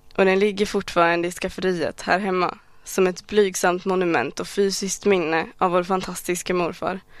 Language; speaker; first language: Swedish; early bilingual, other home language; Arabic